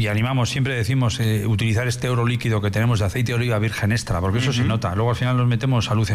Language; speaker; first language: Spanish; native; Spanish